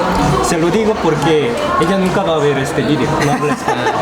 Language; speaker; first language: Spanish; non-native, fluent; Korean